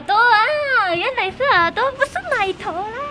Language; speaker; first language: Chinese; non-native, learner; Japanese